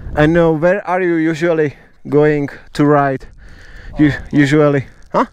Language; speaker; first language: English; non-native, learner; Czech